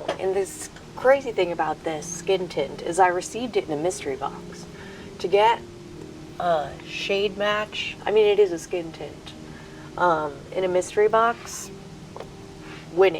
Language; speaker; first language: English; native; English